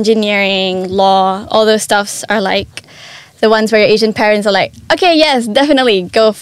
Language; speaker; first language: English; non-native, local second language; Malay